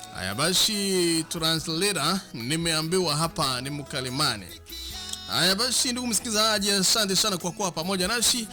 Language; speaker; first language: Swahili; non-native, local second language; Gusii